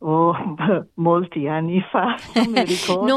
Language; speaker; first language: Italian; non-native, learner; German